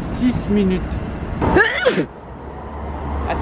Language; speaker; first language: French; non-native, learner; Korean